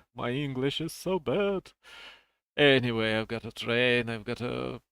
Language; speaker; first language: English; non-native, fluent; Russian